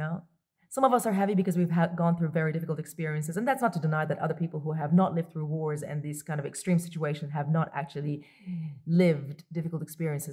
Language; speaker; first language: English; non-native, local second language; Arabic